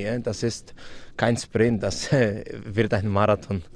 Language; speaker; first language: German; non-native, fluent; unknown